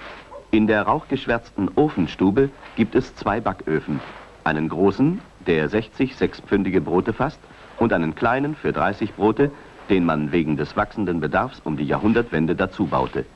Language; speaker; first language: German; native; German